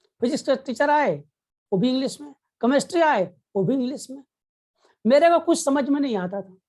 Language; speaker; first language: Hindi; native; Hindi